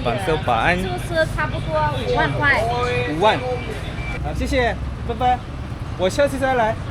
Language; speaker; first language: Chinese; non-native, learner; Vietnamese